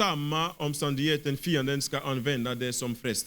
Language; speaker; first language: Swedish; non-native, fluent; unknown